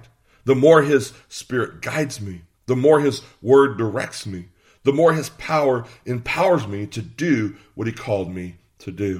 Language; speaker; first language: English; native; English